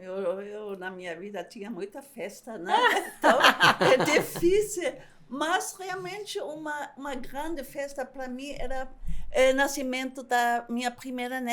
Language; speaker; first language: Portuguese; non-native, fluent; German